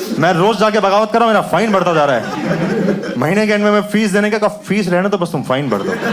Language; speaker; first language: Hindi; native; Hindi